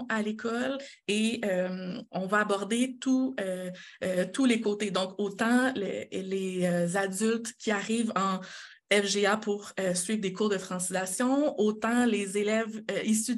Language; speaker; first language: French; native; French